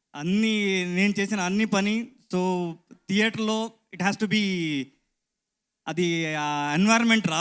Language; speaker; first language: Telugu; non-native, learner; Kannada